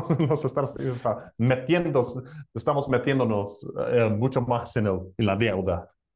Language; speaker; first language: Spanish; non-native, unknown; English